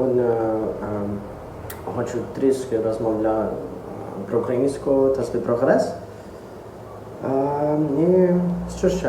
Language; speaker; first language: Ukrainian; non-native, learner; Portuguese